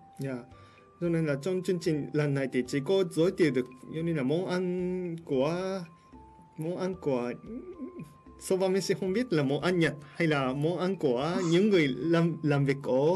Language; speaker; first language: Vietnamese; non-native, fluent; Japanese